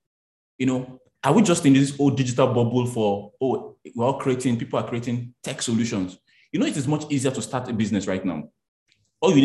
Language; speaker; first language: English; non-native, local second language; Yoruba